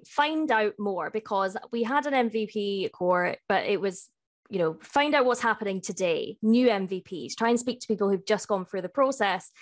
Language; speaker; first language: English; native; English